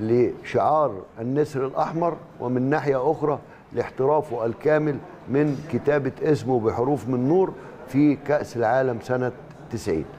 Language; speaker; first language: Arabic; native; Arabic